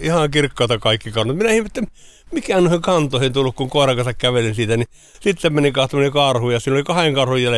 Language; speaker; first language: Finnish; native; Finnish